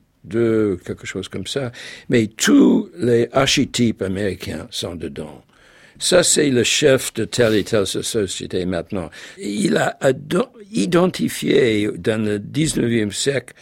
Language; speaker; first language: French; non-native, fluent; English